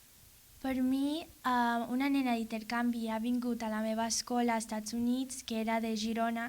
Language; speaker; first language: Catalan; non-native, learner; English